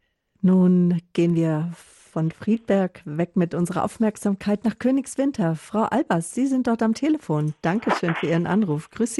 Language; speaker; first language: German; native; German